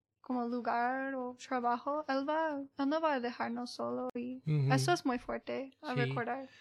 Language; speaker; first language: Spanish; early bilingual, heritage; English